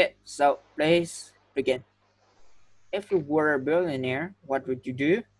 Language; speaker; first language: English; non-native, fluent; Vietnamese